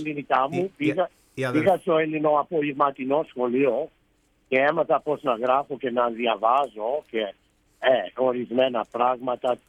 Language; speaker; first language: Greek; early bilingual, heritage; Greek